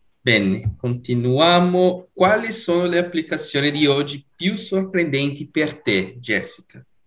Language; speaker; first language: Italian; non-native, fluent; Portuguese